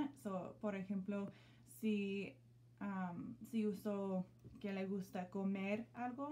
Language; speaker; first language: Spanish; non-native, learner; English